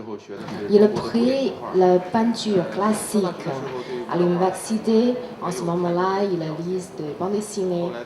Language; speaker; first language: French; non-native, learner; Chinese